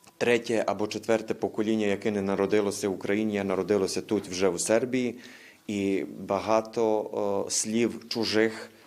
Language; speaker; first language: Ukrainian; early bilingual, heritage; Ukrainian